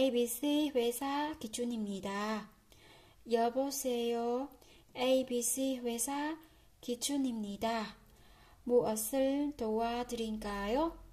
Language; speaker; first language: Korean; non-native, fluent; Vietnamese